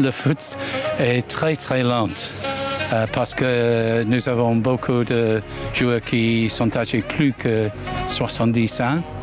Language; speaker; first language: French; non-native, learner; English